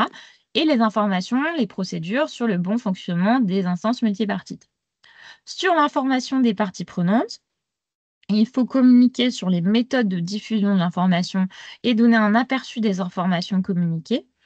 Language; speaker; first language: French; native; French